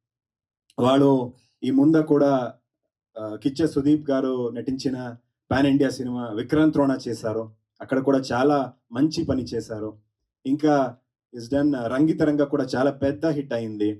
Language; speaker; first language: Telugu; non-native, learner; Kannada